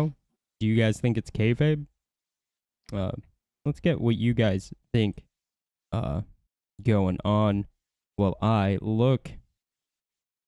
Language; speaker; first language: English; native; English